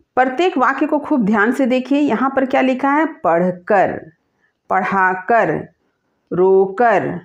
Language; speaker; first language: Hindi; native; Hindi